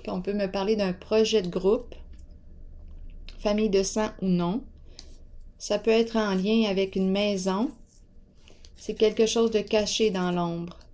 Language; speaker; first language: French; native; French